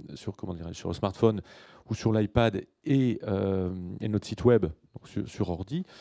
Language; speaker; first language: French; native; French